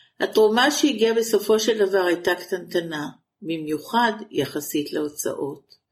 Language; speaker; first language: Hebrew; native; Hebrew